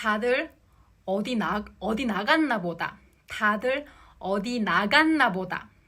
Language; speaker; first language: Korean; non-native, fluent; Japanese